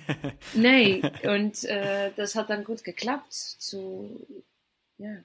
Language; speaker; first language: German; non-native, fluent; Dutch